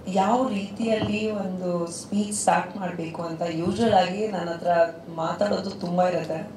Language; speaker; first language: Kannada; non-native, local second language; Punjabi